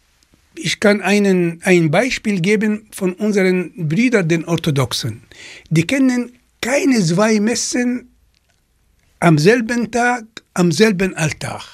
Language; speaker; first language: German; non-native, fluent; Arabic